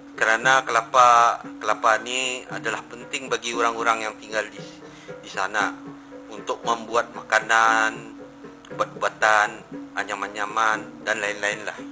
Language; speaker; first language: Malay; native; Malay